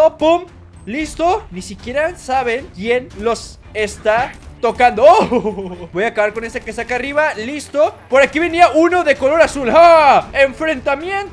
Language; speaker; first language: Spanish; native; Spanish